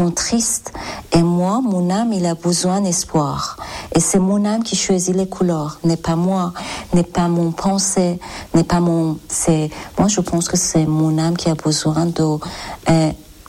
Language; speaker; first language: French; non-native, learner; Persian